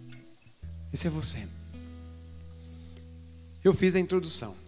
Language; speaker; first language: Portuguese; native; Portuguese